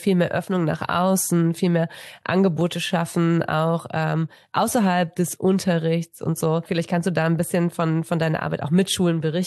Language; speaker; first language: German; native; German